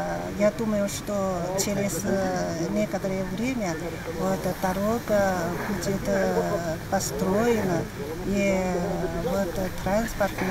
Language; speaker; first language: Russian; non-native, learner; Chinese